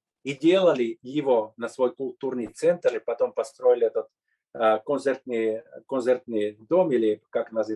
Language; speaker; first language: Russian; non-native, fluent; Finnish